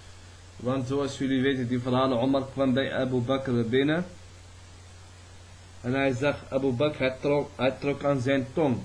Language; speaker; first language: Dutch; early bilingual, other home language; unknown